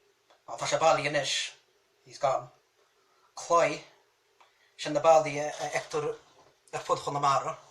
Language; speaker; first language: Irish; native; Irish